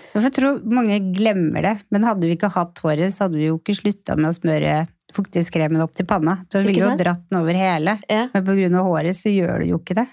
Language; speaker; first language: Norwegian; native; Norwegian